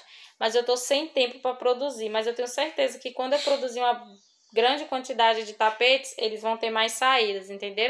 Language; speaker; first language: Portuguese; native; Portuguese